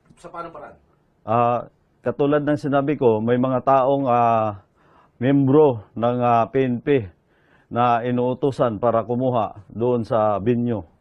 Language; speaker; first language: Filipino; native; Filipino